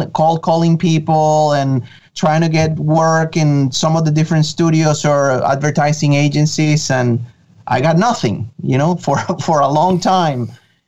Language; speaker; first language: English; non-native, fluent; Spanish